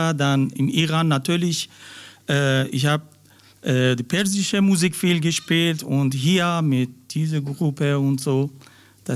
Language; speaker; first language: German; non-native, learner; Persian